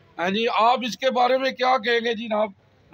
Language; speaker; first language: Hindi; non-native, local second language; Punjabi